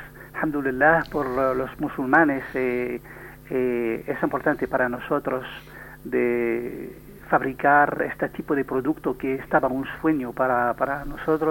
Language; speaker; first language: Spanish; non-native, learner; French